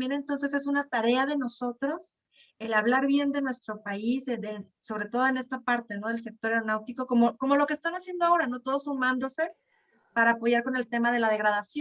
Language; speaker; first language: Spanish; native; Spanish